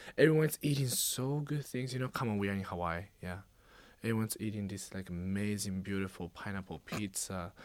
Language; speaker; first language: English; non-native, fluent; Japanese